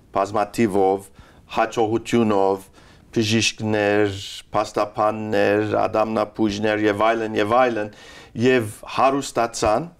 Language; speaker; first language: Armenian; early bilingual, heritage; Armenian